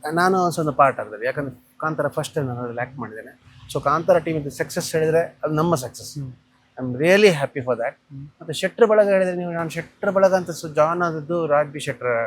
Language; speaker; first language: Kannada; non-native, local second language; Tulu